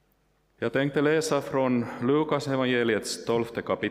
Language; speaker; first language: Swedish; non-native, local second language; Finnish